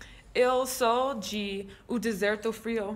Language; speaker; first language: Portuguese; non-native, learner; English